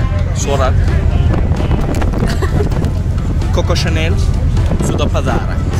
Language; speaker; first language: Russian; non-native, learner; Turkish